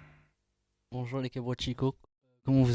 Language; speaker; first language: French; native; French